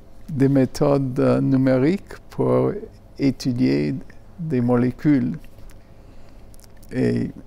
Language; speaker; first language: French; non-native, fluent; German